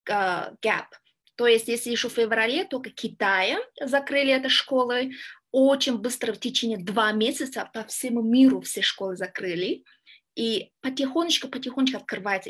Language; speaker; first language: Russian; non-native, learner; Kyrgyz